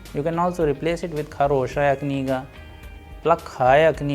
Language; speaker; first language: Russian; non-native, fluent; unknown